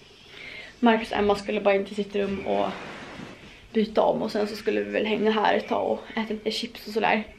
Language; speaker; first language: Swedish; native; Swedish